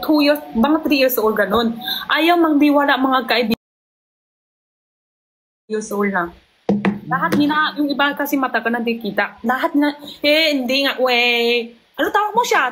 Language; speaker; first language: Filipino; non-native, learner; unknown